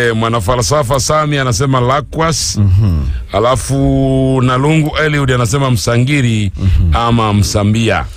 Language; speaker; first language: Swahili; non-native, local second language; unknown